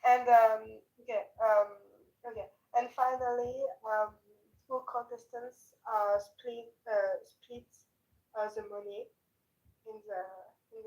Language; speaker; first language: English; non-native, learner; French